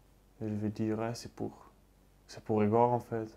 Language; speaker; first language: French; non-native, local second language; Dutch